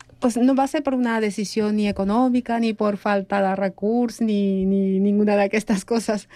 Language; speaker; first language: Catalan; non-native, fluent; Spanish